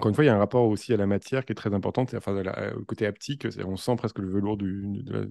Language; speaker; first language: French; native; French